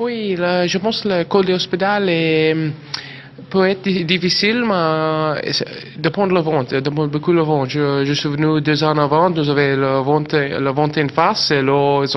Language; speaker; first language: French; non-native, learner; English